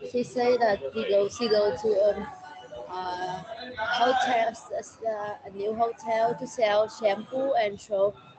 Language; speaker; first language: English; non-native, learner; Vietnamese